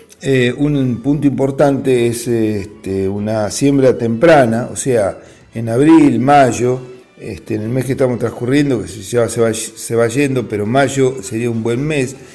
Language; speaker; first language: Spanish; native; Spanish